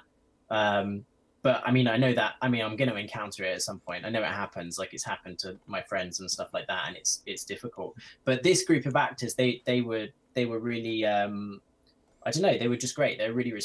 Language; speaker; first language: English; native; English